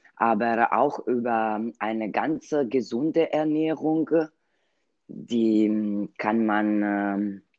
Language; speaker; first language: German; non-native, learner; Italian